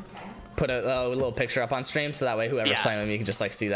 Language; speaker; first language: English; native; English